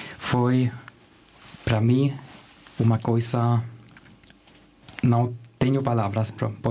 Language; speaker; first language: Portuguese; non-native, fluent; German